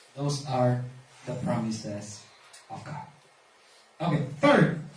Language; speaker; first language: English; non-native, local second language; Filipino